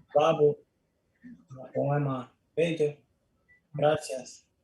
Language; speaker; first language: Spanish; early bilingual, other home language; English